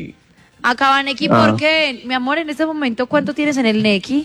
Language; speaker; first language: Spanish; native; Spanish